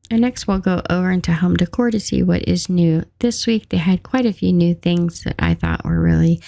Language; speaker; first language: English; native; English